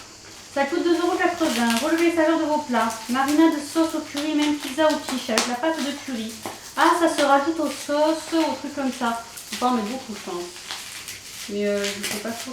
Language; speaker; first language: French; native; French